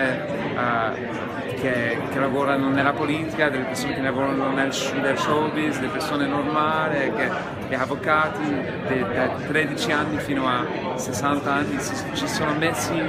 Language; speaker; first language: Italian; non-native, fluent; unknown